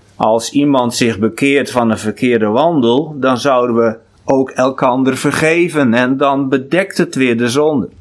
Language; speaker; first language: Dutch; non-native, local second language; Western Frisian